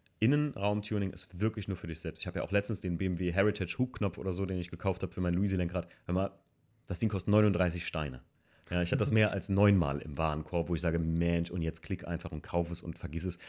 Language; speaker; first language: German; native; German